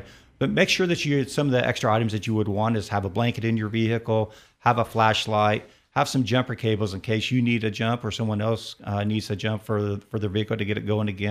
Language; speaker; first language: English; native; English